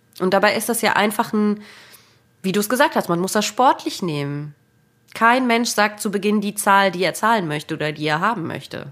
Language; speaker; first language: German; native; German